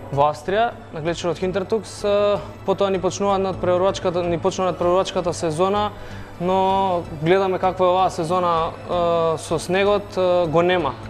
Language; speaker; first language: Macedonian; native; Macedonian